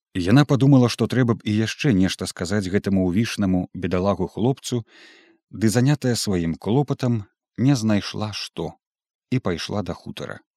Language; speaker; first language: Belarusian; native; Belarusian